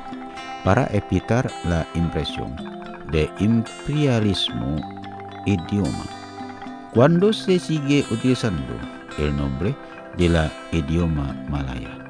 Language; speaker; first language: Spanish; non-native, learner; Indonesian